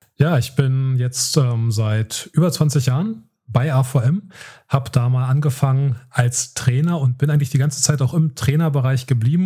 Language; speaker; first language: German; native; German